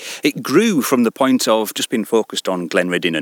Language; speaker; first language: English; native; English